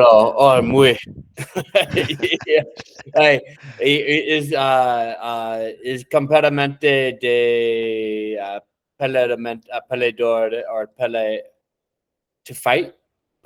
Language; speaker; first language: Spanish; non-native, learner; English